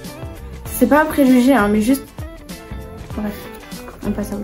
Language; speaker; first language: French; native; French